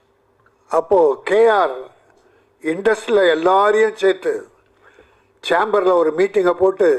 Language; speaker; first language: Tamil; native; Tamil